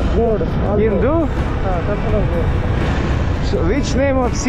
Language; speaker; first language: English; non-native, learner; Russian